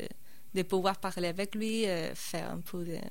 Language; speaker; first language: French; non-native, fluent; Spanish